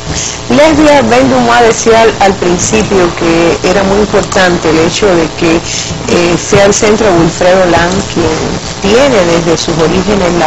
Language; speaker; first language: Spanish; native; Spanish